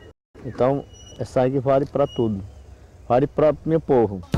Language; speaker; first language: Portuguese; non-native, local second language; Yanomámi